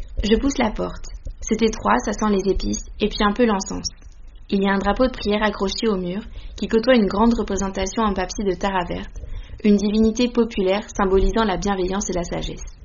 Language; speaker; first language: French; native; French